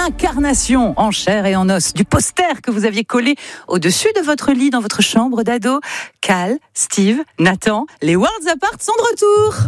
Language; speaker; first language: French; native; French